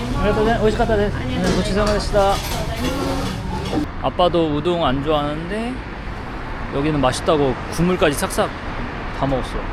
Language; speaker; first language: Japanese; non-native, learner; Korean